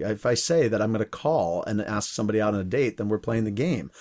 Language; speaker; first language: English; native; English